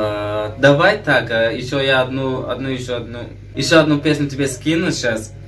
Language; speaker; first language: Russian; non-native, fluent; Tajik